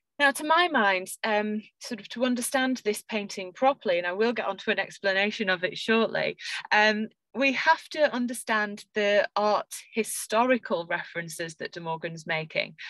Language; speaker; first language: English; native; English